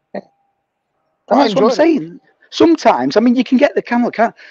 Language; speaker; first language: English; native; English